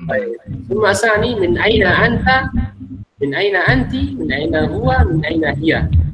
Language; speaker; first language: Arabic; non-native, fluent; Indonesian